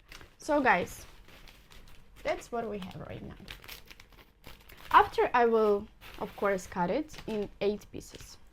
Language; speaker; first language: English; non-native, fluent; Russian